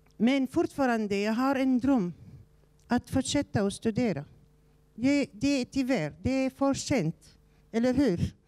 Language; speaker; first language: Swedish; non-native, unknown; Arabic